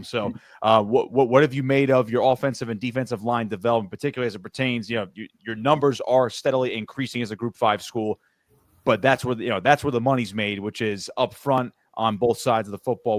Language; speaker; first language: English; native; English